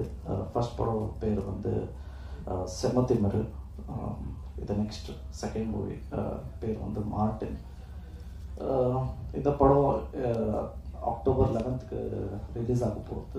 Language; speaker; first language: Tamil; non-native, learner; Kannada